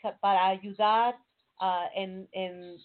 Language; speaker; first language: Spanish; non-native, learner; English